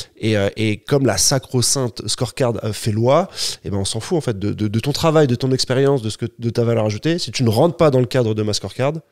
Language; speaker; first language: French; native; French